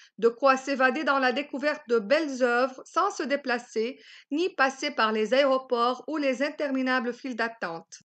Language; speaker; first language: French; non-native, local second language; Arabic